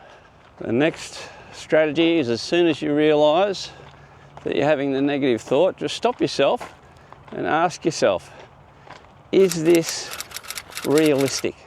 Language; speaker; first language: English; native; English